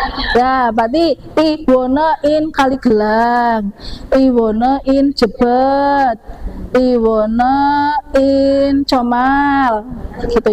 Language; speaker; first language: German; non-native, fluent; Indonesian